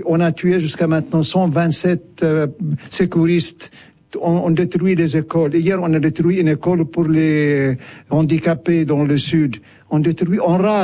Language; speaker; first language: French; non-native, local second language; Arabic